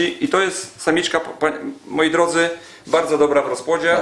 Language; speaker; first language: Polish; native; Polish